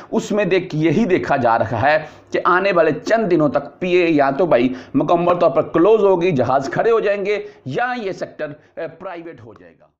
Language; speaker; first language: Urdu; non-native, local second language; Punjabi